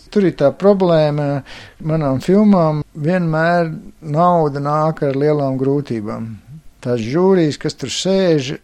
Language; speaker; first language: Latvian; native; Latvian